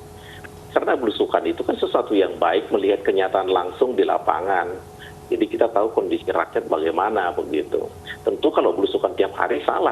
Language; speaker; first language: Indonesian; native; Indonesian